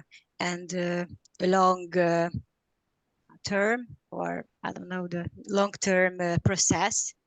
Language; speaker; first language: English; non-native, learner; Hungarian